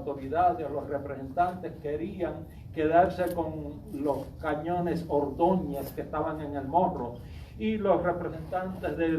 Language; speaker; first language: Spanish; native; Spanish